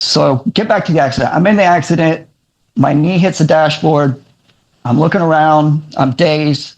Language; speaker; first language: English; native; English